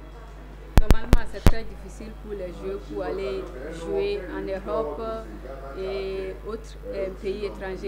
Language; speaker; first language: French; non-native, learner; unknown